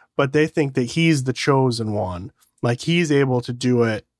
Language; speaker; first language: English; native; English